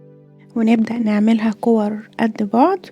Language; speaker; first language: Arabic; native; Arabic